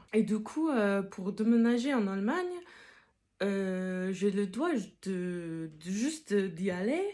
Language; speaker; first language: French; non-native, fluent; English